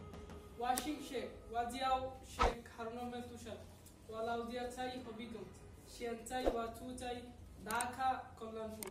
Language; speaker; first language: Chinese; non-native, learner; Bangla